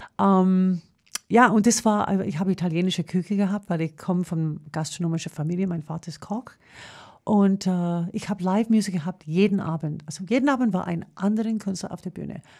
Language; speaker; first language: German; non-native, fluent; English